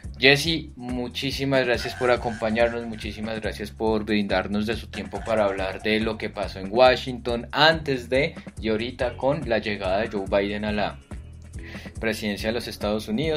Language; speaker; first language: Spanish; native; Spanish